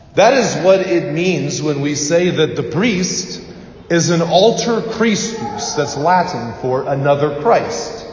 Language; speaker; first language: English; native; English